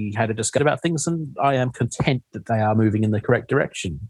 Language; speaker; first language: English; native; English